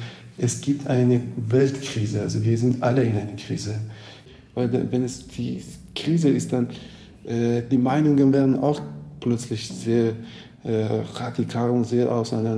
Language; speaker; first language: German; non-native, fluent; Persian